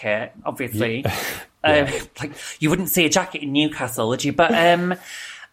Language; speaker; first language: English; native; English